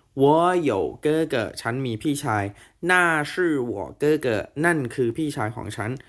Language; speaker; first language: Chinese; non-native, fluent; Thai